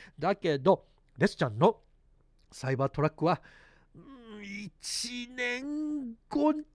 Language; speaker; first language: Japanese; early bilingual, heritage; Japanese